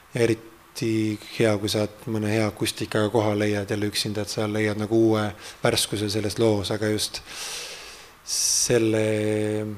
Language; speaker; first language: Estonian; native; Estonian